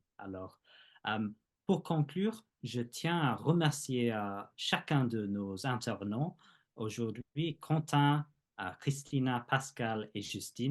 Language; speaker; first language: French; non-native, fluent; English